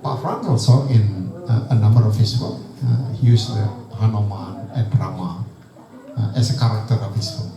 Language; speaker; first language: English; non-native, fluent; Indonesian